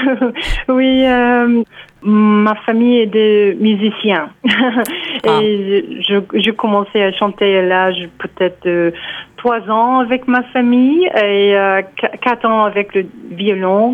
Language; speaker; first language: French; non-native, fluent; English